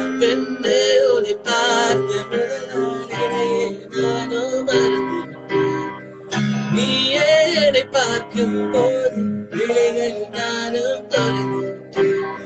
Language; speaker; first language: Tamil; early bilingual, heritage; Tamil